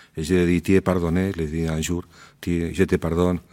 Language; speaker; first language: French; non-native, learner; Spanish